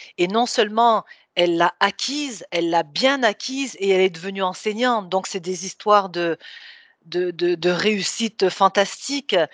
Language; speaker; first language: French; native; French